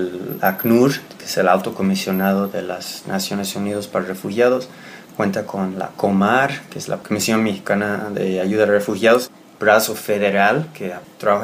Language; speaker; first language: Spanish; non-native, fluent; English